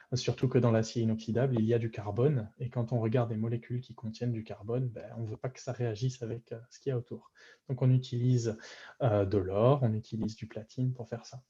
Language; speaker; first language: French; native; French